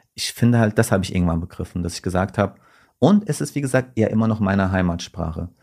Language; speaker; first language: German; early bilingual, other home language; Turkish